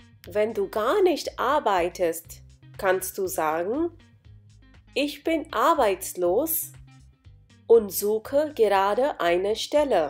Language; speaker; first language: German; non-native, fluent; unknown